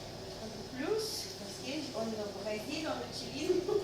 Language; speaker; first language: French; non-native, learner; Portuguese